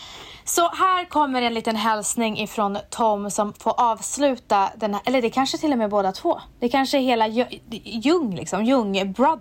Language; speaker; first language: Swedish; native; Swedish